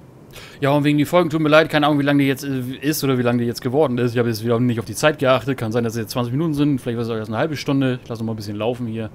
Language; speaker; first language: German; native; German